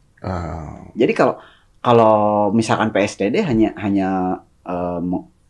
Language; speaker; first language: Indonesian; non-native, local second language; Sundanese